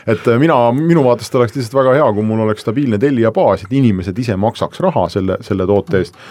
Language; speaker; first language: Estonian; native; Estonian